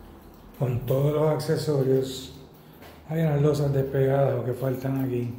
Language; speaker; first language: Spanish; native; Spanish